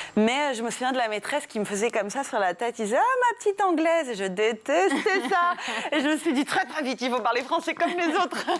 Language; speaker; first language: French; early bilingual, other home language; English